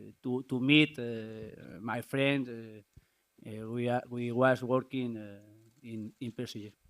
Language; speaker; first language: English; non-native, learner; Spanish